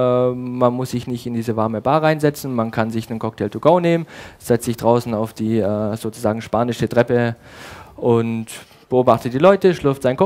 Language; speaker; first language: German; native; German